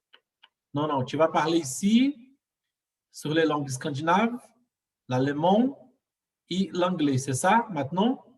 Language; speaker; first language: French; non-native, fluent; Portuguese